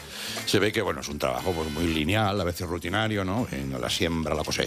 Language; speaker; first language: Spanish; native; Spanish